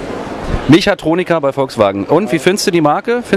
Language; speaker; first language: German; native; German